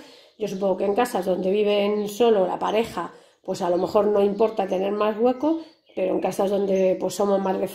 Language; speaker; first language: Spanish; native; Spanish